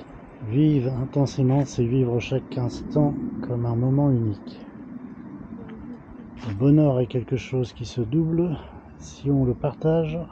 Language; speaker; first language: French; native; French